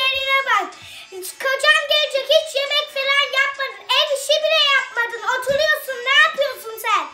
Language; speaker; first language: Turkish; early bilingual, other home language; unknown